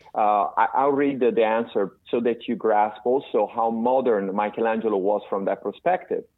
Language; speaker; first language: English; non-native, fluent; Italian